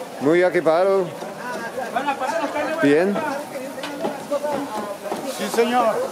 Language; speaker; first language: Spanish; non-native, learner; English